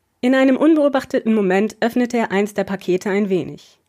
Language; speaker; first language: German; native; German